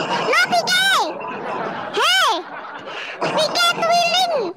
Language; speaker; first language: English; non-native, learner; Indonesian